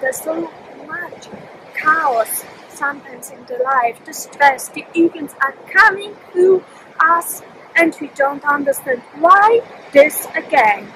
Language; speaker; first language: English; non-native, fluent; Polish